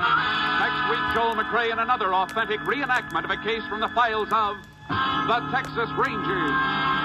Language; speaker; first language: English; native; English